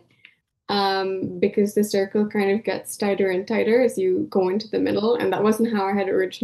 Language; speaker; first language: English; non-native, local second language; Urdu